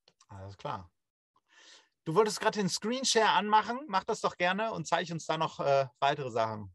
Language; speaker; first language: German; native; German